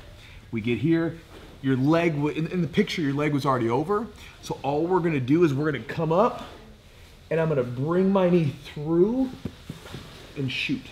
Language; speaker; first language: English; native; English